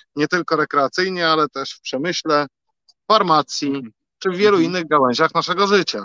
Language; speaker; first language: Polish; native; Polish